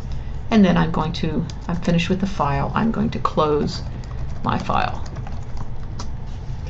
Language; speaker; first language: English; native; English